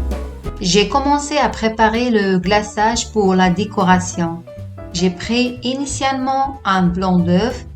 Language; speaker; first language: French; non-native, fluent; Italian